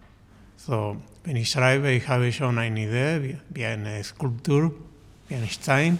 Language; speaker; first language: German; non-native, learner; Spanish